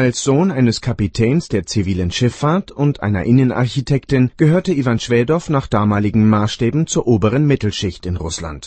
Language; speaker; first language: German; native; German